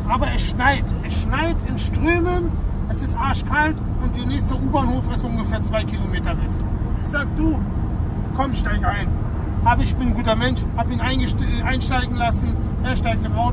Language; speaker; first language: German; native; German